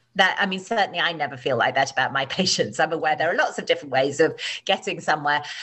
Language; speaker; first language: English; native; English